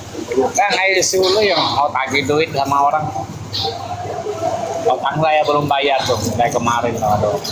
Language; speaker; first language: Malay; non-native, local second language; Hakka Chinese